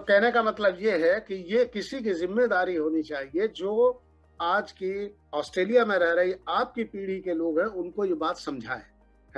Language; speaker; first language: Hindi; native; Hindi